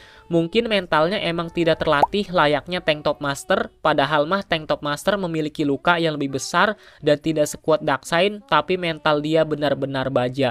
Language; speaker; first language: Indonesian; native; Indonesian